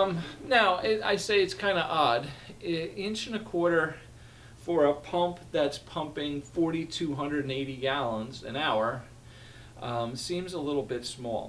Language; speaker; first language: English; native; English